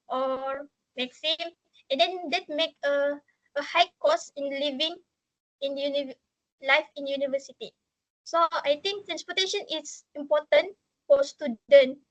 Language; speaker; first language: English; non-native, learner; Malay